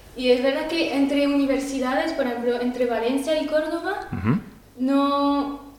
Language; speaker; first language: Spanish; non-native, fluent; French